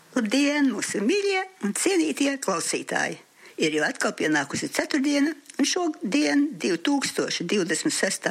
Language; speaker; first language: Latvian; early bilingual, heritage; Latvian